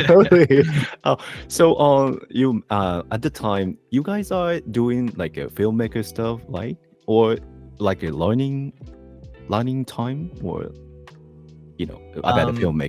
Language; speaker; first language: English; non-native, learner; Japanese